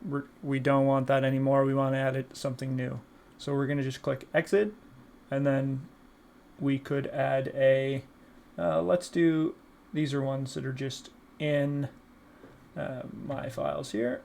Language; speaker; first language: English; native; English